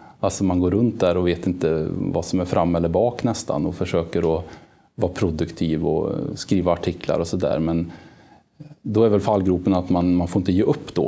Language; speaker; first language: Swedish; native; Swedish